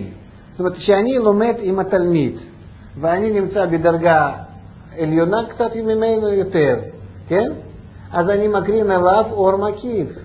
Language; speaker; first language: Hebrew; non-native, fluent; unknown